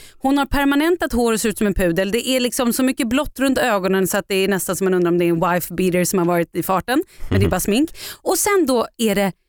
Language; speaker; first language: Swedish; native; Swedish